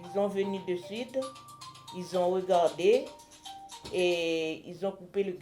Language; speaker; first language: French; non-native, learner; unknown